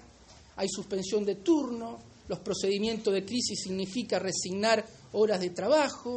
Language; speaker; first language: Spanish; native; Spanish